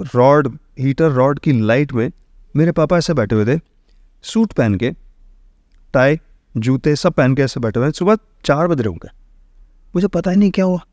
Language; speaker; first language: Hindi; native; Hindi